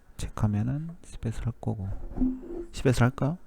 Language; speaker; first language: Korean; native; Korean